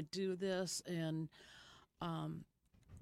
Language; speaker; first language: English; native; English